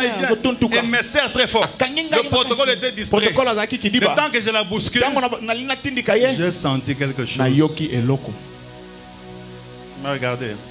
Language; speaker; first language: French; non-native, local second language; Lingala